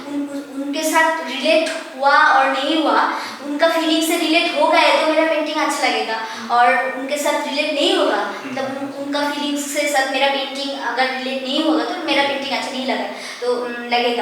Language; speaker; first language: Hindi; non-native, local second language; Bangla